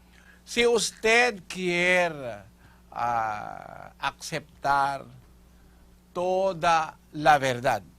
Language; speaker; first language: Spanish; non-native, fluent; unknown